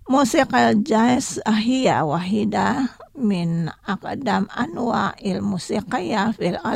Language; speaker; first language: Arabic; non-native, fluent; Indonesian